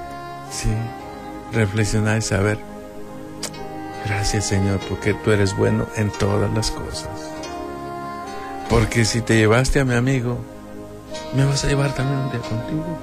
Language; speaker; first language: Spanish; native; Spanish